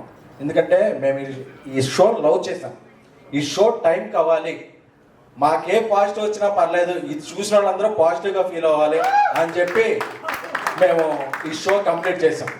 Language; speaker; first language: Telugu; native; Telugu